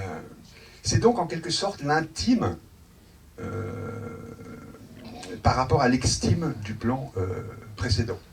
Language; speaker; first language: French; native; French